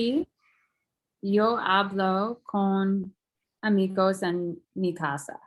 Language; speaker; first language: Spanish; non-native, learner; English